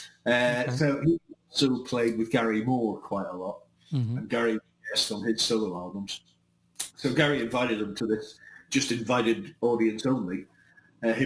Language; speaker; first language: English; native; English